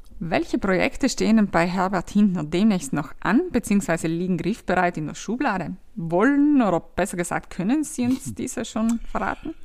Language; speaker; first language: German; native; German